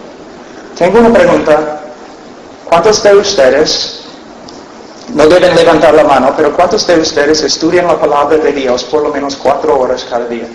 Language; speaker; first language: Spanish; non-native, fluent; English